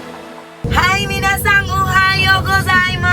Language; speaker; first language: Japanese; non-native, learner; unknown